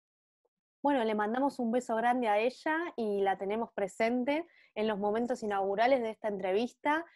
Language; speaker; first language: Spanish; native; Spanish